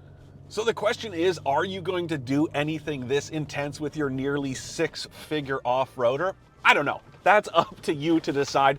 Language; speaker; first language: English; native; English